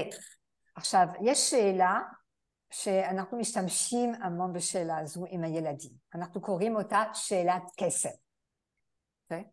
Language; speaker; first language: Hebrew; non-native, fluent; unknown